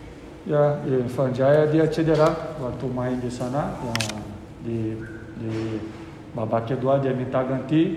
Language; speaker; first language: Indonesian; non-native, learner; Portuguese